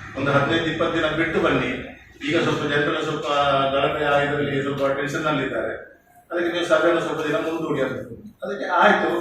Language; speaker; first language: Kannada; non-native, local second language; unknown